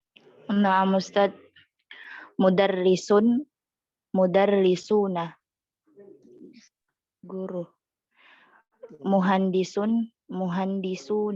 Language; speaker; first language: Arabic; non-native, learner; Indonesian